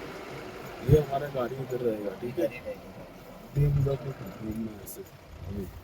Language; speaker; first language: Hindi; non-native, local second language; Bangla